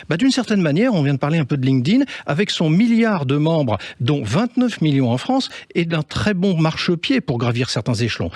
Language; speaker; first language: French; native; French